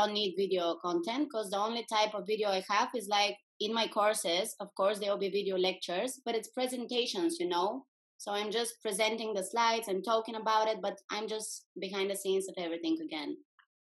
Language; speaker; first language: English; non-native, fluent; Bulgarian